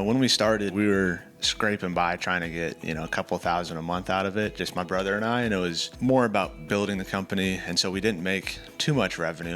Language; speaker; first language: English; native; English